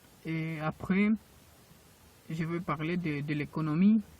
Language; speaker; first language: French; non-native, learner; Spanish